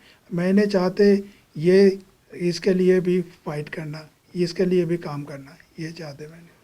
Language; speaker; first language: Hindi; non-native, local second language; Bangla